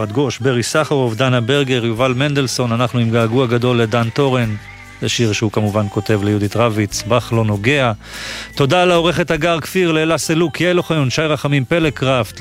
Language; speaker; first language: Hebrew; native; Hebrew